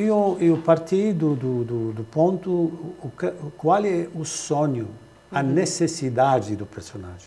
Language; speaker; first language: Portuguese; non-native, fluent; Arabic